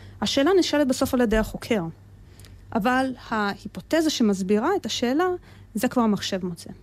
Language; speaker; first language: Hebrew; early bilingual, other home language; Russian